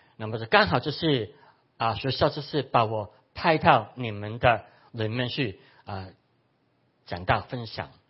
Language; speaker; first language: Chinese; non-native, local second language; Cantonese